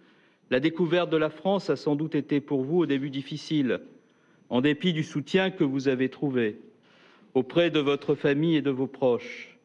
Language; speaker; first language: French; native; French